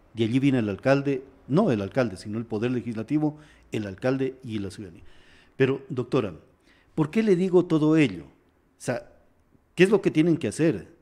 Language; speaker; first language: Spanish; native; Spanish